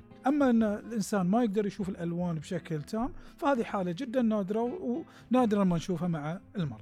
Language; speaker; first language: Arabic; native; Arabic